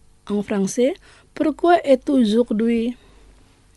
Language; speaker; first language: French; non-native, fluent; Indonesian